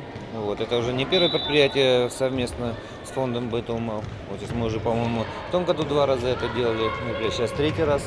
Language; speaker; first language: Russian; native; Russian